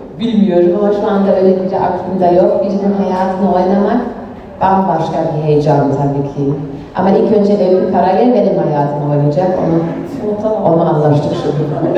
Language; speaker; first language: Turkish; early bilingual, heritage; Turkish